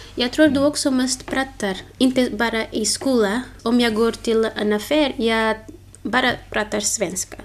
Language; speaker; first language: Swedish; non-native, learner; Portuguese